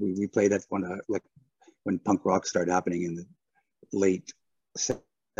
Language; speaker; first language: English; native; English